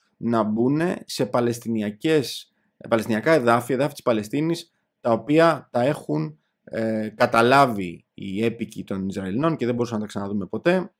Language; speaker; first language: Greek; native; Greek